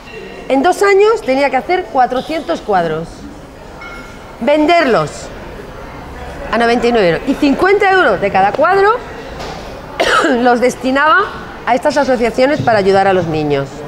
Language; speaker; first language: Spanish; native; Spanish